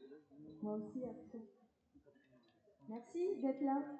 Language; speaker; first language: French; native; French